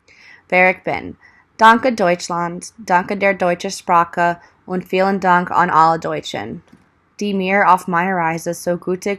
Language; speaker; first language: German; non-native, learner; English